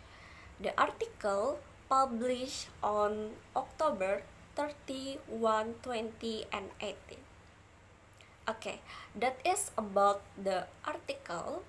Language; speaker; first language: English; non-native, learner; Indonesian